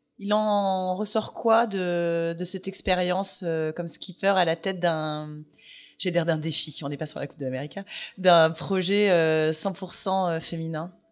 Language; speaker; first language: French; native; French